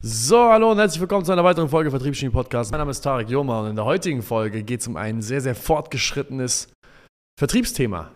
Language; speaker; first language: German; early bilingual, other home language; Arabic